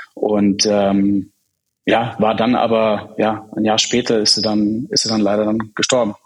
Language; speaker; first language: German; early bilingual, other home language; Czech